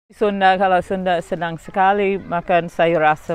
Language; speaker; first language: Indonesian; non-native, fluent; English